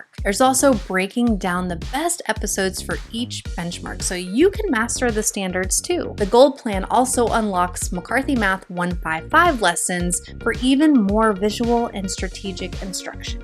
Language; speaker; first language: English; native; English